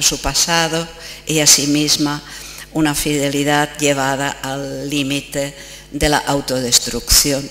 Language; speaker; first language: Spanish; non-native, fluent; Czech